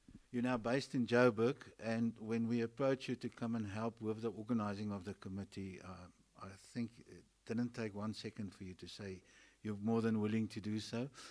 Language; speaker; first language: English; non-native, local second language; Afrikaans